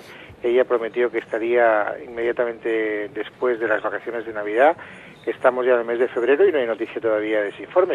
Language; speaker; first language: Spanish; native; Spanish